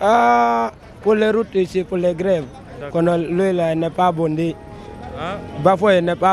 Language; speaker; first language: French; non-native, local second language; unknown